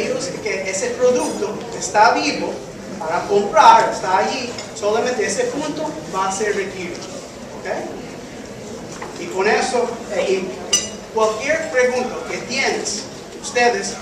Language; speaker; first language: Spanish; early bilingual, heritage; English